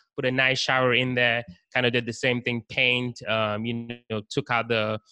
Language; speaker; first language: English; non-native, local second language; Yoruba